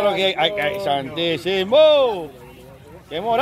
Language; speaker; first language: Spanish; native; Spanish